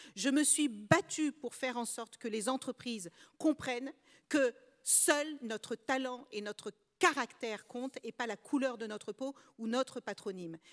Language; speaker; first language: French; early bilingual, other home language; Kabuverdianu